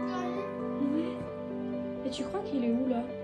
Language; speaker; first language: French; native; French